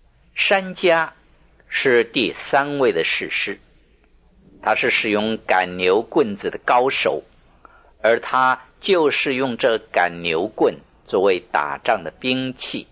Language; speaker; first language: Chinese; native; Chinese